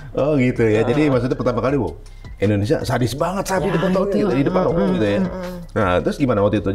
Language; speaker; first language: Indonesian; native; Indonesian